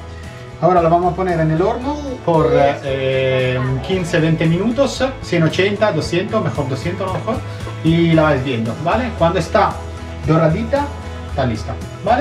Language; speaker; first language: Spanish; non-native, fluent; Italian